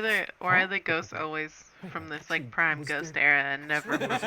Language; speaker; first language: English; native; English